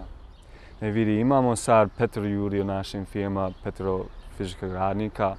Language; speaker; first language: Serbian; non-native, learner; English